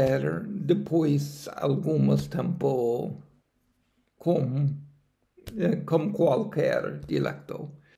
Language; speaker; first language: Portuguese; non-native, learner; English